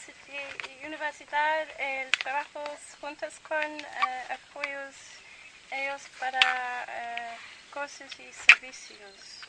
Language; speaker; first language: Spanish; non-native, learner; English